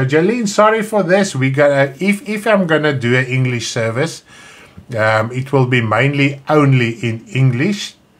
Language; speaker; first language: English; non-native, local second language; Afrikaans